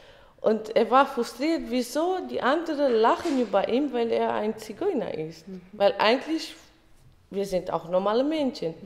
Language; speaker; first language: German; early bilingual, other home language; Romany